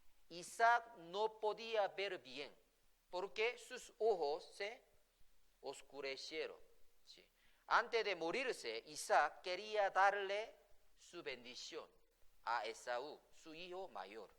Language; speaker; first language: Spanish; non-native, fluent; Korean